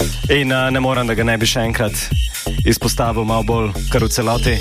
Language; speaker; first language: Slovenian; native; Slovenian